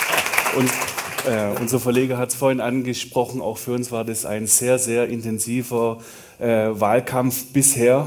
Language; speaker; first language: German; native; German